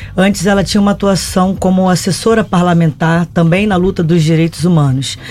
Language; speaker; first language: Portuguese; native; Portuguese